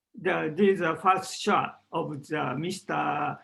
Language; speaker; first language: English; non-native, learner; Japanese